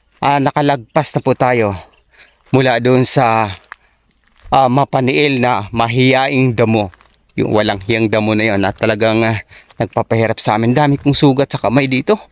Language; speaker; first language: Filipino; non-native, local second language; Cebuano